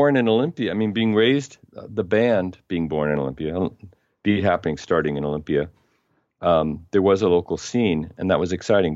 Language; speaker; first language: English; native; English